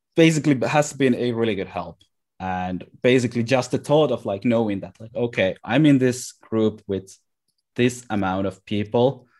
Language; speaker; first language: English; non-native, fluent; Finnish